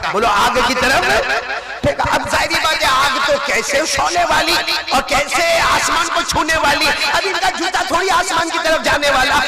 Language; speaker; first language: Urdu; native; Urdu